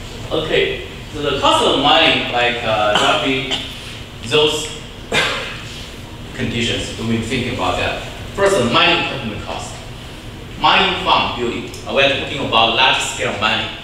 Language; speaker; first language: English; non-native, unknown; Chinese